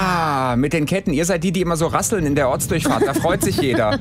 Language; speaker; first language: German; native; German